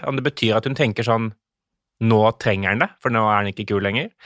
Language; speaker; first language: Norwegian; native; Norwegian